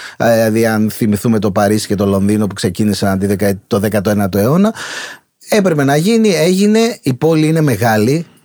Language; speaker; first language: Greek; native; Greek